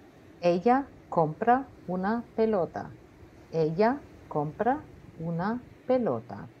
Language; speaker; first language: Spanish; non-native, fluent; German